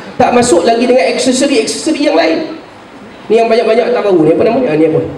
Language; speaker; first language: Malay; native; Malay